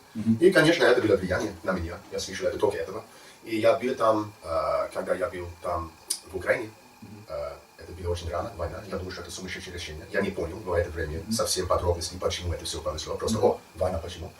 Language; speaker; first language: Russian; non-native, learner; English